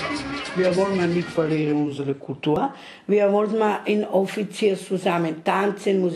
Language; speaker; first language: German; non-native, learner; Romany